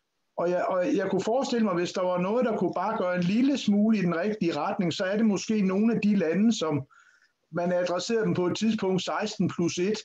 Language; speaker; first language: Danish; native; Danish